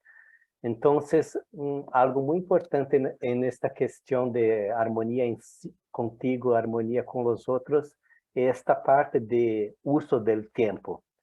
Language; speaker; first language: Spanish; non-native, fluent; Portuguese